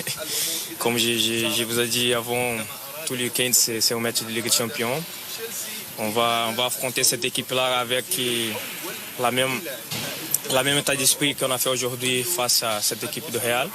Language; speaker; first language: French; non-native, fluent; Portuguese